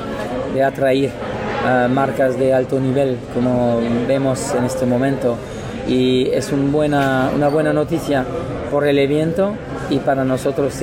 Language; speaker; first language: Spanish; non-native, learner; French